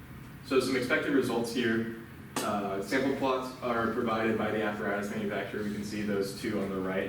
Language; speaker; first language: English; native; English